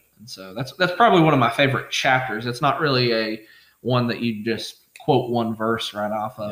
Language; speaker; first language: English; native; English